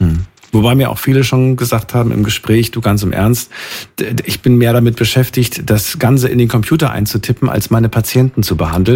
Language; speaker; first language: German; native; German